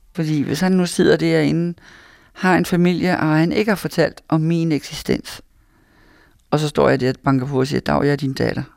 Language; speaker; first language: Danish; native; Danish